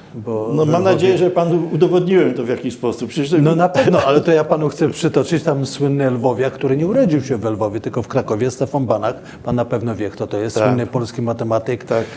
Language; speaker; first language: Polish; native; Polish